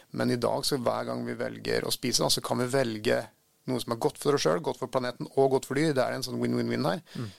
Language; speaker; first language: Norwegian; early bilingual, other home language; Swedish